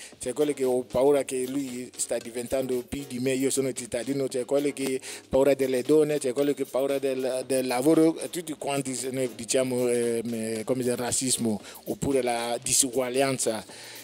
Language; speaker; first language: Italian; non-native, fluent; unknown